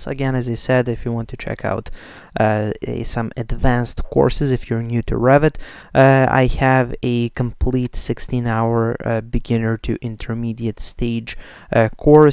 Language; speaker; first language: English; non-native, fluent; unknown